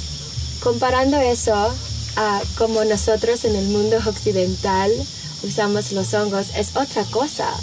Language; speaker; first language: Spanish; early bilingual, heritage; Spanish